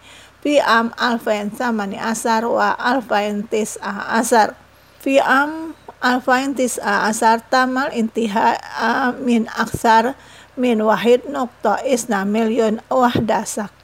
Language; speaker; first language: Arabic; non-native, fluent; Indonesian